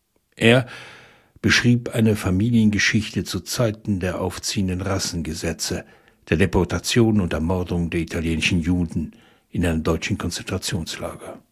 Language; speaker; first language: German; native; German